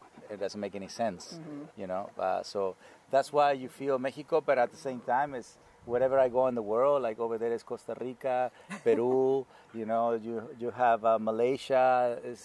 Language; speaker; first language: English; non-native, fluent; Spanish